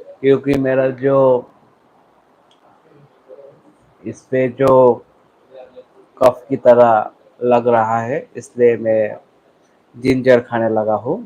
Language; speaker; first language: Hindi; non-native, learner; Bangla